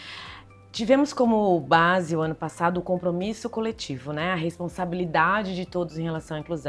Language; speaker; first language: Portuguese; native; Portuguese